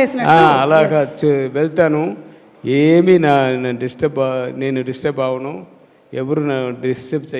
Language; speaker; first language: Telugu; non-native, learner; Tamil